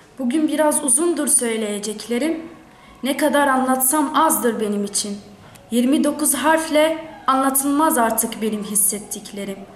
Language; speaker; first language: Turkish; early bilingual, other home language; Arabic